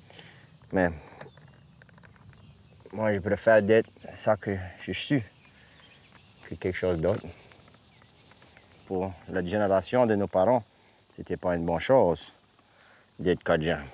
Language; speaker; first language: French; non-native, local second language; English